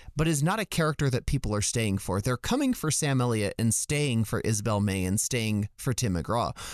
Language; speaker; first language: English; native; English